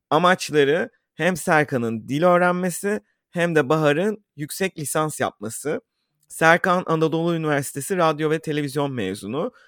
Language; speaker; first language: Turkish; native; Turkish